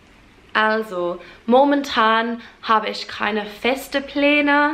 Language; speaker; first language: German; non-native, fluent; English